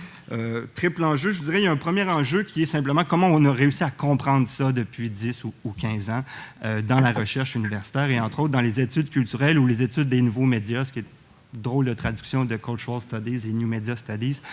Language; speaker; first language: French; native; French